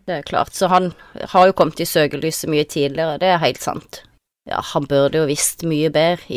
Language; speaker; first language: Norwegian; native; Norwegian